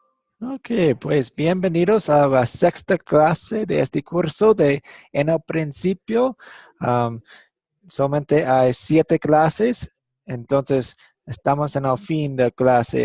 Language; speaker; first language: Spanish; non-native, fluent; English